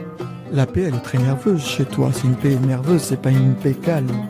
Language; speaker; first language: French; native; French